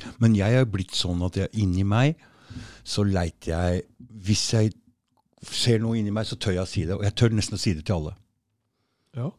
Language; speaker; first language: Norwegian; native; Norwegian